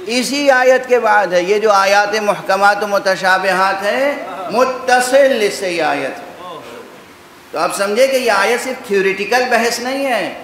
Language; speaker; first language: Urdu; native; Urdu